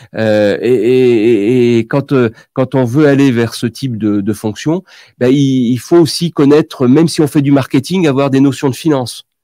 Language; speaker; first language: French; native; French